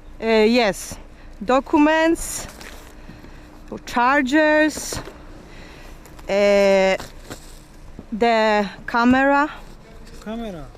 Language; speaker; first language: English; non-native, learner; Polish